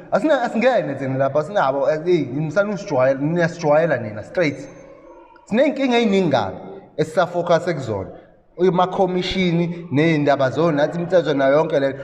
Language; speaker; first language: Zulu; native; Zulu